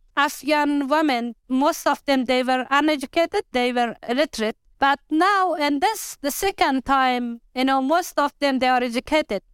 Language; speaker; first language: English; non-native, learner; Persian